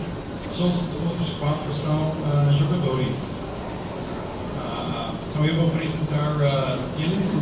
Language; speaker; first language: Portuguese; non-native, fluent; English